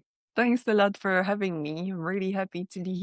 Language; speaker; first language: English; non-native, fluent; French